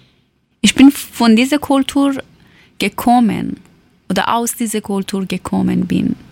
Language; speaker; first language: German; non-native, learner; Persian